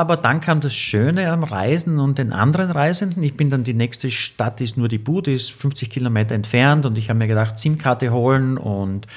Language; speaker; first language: German; native; German